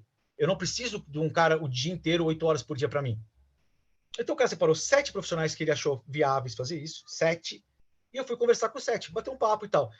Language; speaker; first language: Portuguese; native; Portuguese